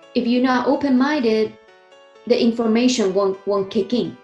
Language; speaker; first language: English; non-native, fluent; Chinese